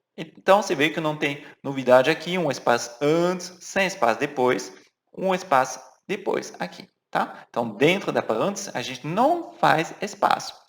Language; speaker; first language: Portuguese; non-native, fluent; French